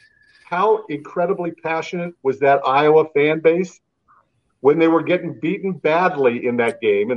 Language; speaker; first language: English; native; English